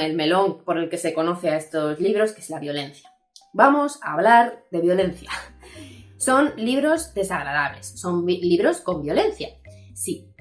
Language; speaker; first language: Spanish; native; Spanish